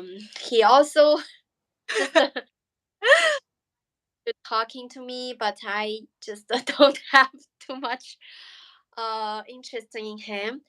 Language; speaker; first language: English; non-native, learner; Chinese